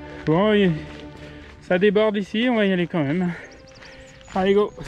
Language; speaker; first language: French; native; French